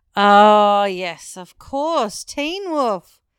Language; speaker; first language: English; native; English